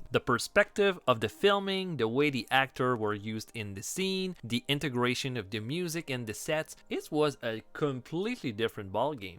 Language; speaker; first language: English; non-native, fluent; French